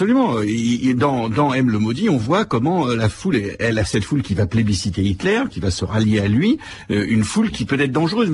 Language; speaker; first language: French; native; French